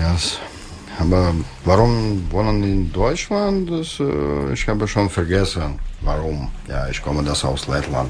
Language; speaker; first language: German; non-native, learner; Russian